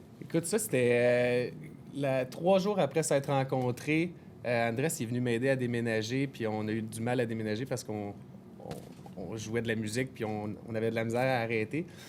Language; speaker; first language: French; native; French